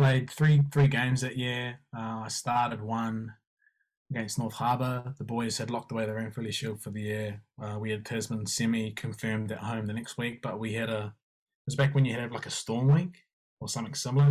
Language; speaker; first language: English; native; English